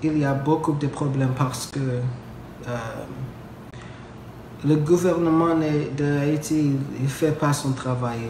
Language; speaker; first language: French; non-native, learner; English